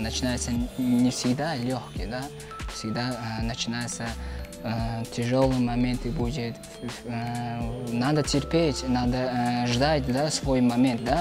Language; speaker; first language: Russian; non-native, local second language; Uzbek